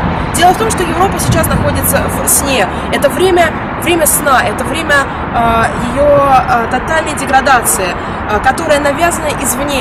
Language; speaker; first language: Russian; native; Russian